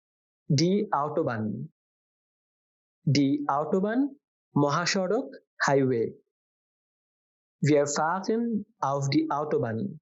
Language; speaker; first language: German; non-native, fluent; Bangla